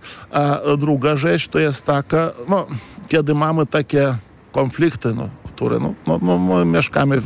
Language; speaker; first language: Polish; non-native, fluent; Lithuanian